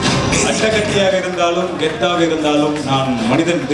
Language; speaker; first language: Tamil; native; Tamil